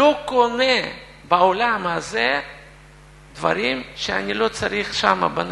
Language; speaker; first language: Hebrew; non-native, fluent; Russian